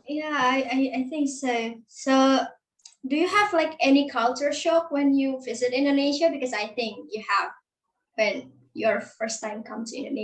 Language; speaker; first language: English; non-native, learner; Indonesian